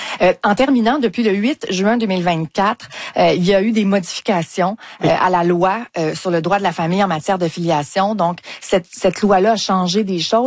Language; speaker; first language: French; native; French